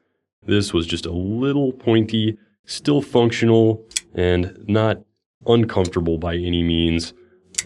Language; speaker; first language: English; native; English